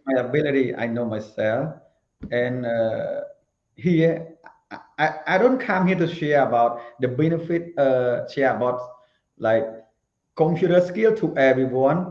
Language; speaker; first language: English; non-native, learner; Khmer